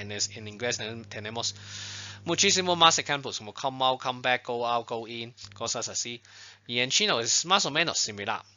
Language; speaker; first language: Spanish; non-native, fluent; Chinese